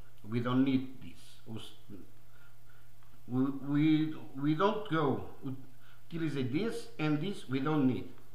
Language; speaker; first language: English; non-native, learner; Portuguese